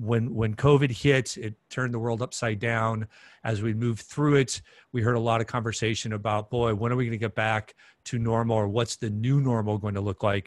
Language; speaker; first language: English; native; English